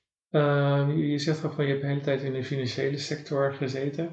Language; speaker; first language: Dutch; native; Dutch